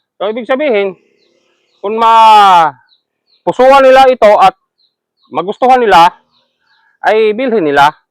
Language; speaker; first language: Filipino; non-native, local second language; Cebuano